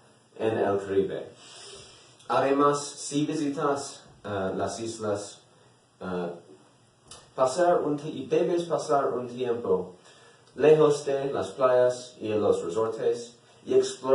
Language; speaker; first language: Spanish; non-native, learner; English